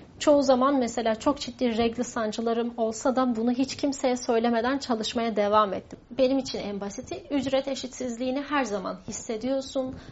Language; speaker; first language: Turkish; non-native, local second language; Kurdish